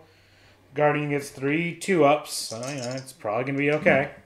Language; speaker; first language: English; native; English